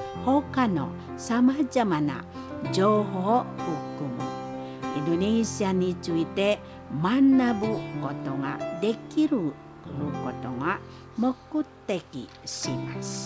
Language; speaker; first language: Japanese; non-native, fluent; Indonesian